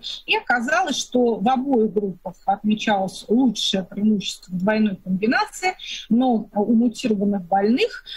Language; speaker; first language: Russian; native; Russian